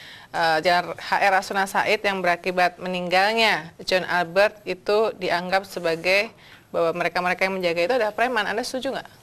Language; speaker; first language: Indonesian; native; Indonesian